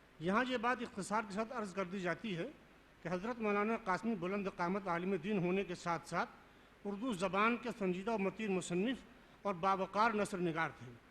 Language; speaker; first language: Urdu; native; Urdu